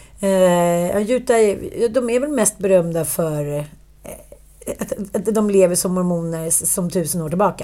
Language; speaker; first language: Swedish; native; Swedish